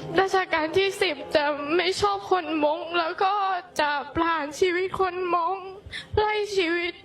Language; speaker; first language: Thai; non-native, local second language; Hmong